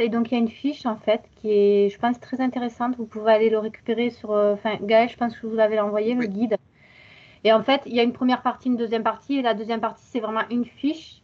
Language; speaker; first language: French; native; French